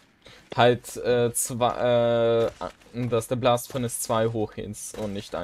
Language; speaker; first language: German; native; German